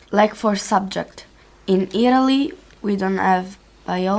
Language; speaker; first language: English; non-native, learner; Italian